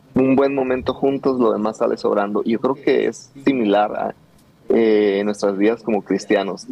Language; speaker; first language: Spanish; native; Spanish